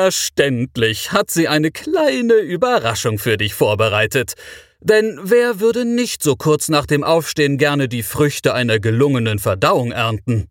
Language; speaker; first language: German; native; German